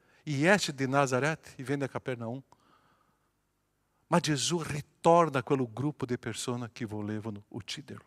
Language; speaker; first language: Italian; non-native, fluent; Portuguese